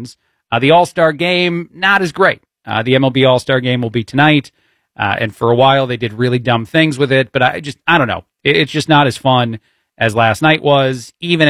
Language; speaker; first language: English; native; English